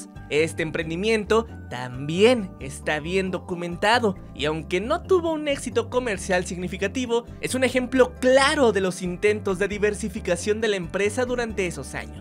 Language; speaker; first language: Spanish; native; Spanish